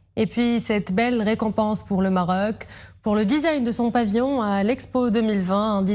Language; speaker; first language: French; non-native, local second language; Arabic